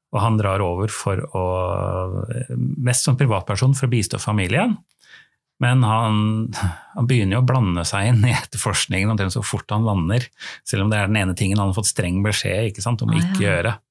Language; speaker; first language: Norwegian; native; Norwegian